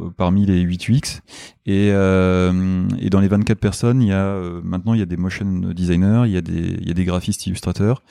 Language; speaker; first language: French; native; French